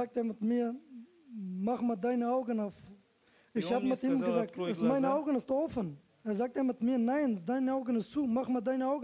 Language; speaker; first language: German; non-native, learner; Turkish